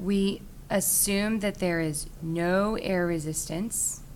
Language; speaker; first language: English; native; English